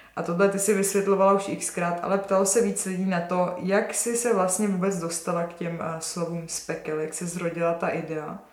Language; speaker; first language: Czech; native; Czech